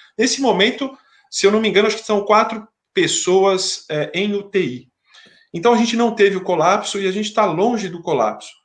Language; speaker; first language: Portuguese; native; Portuguese